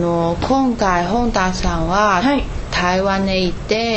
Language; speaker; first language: Japanese; non-native, learner; Chinese